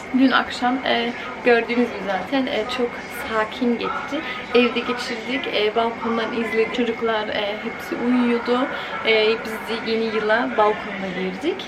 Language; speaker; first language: Turkish; early bilingual, heritage; Turkish